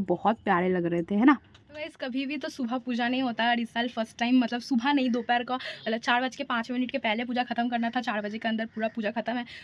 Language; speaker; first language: Hindi; non-native, local second language; Bangla